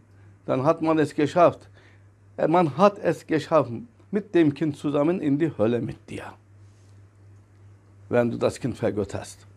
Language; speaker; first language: German; non-native, fluent; Turkish